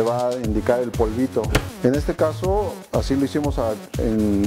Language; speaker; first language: Spanish; native; Spanish